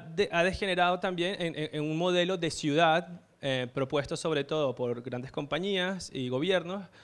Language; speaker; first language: Spanish; native; Spanish